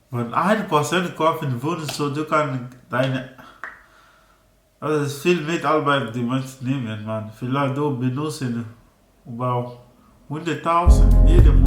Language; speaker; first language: German; non-native, learner; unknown